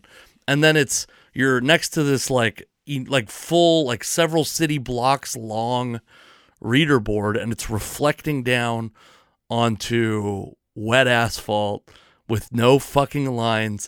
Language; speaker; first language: English; native; English